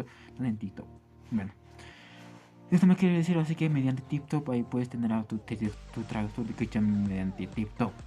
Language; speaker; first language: Spanish; non-native, local second language; Quechua